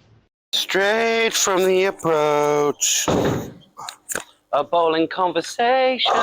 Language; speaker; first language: English; native; English